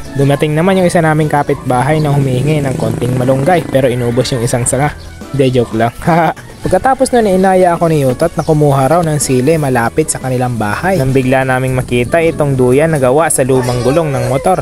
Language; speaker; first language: Filipino; non-native, local second language; Bikol